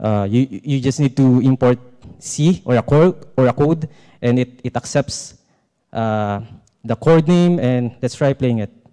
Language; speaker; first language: English; non-native, local second language; Filipino